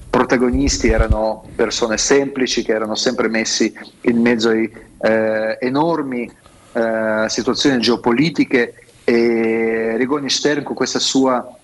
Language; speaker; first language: Italian; non-native, fluent; Russian